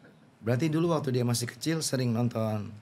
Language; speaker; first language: Indonesian; native; Indonesian